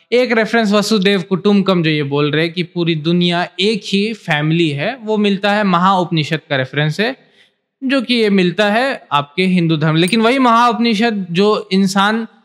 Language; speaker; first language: Hindi; native; Hindi